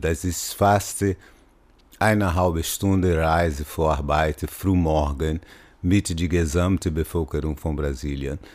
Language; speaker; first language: German; non-native, fluent; Portuguese